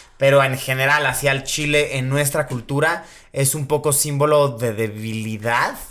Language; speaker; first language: Spanish; native; Spanish